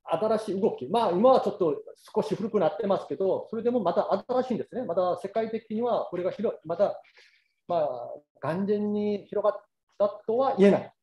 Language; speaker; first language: Japanese; non-native, fluent; Korean